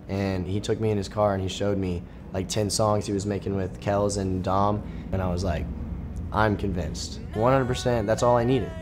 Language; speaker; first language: English; native; English